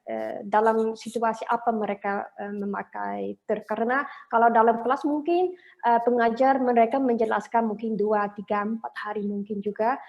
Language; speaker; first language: Indonesian; non-native, learner; Dutch